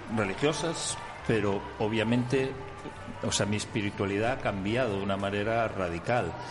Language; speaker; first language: Spanish; native; Spanish